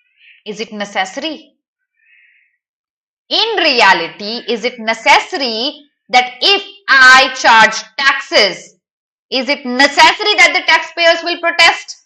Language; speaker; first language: English; non-native, local second language; Hindi